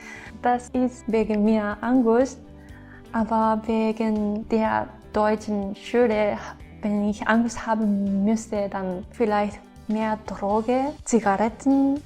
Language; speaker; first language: German; non-native, fluent; Japanese